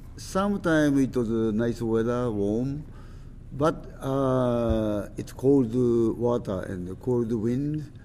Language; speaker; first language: English; non-native, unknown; Japanese